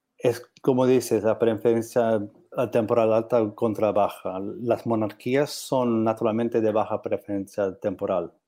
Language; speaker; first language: Spanish; non-native, learner; English